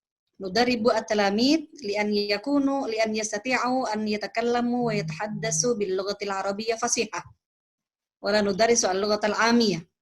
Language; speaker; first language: Arabic; non-native, fluent; Indonesian